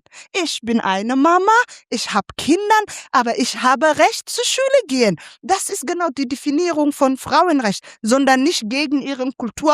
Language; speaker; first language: German; non-native, fluent; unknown